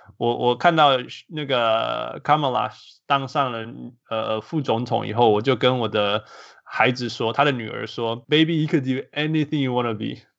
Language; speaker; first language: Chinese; early bilingual, heritage; Chinese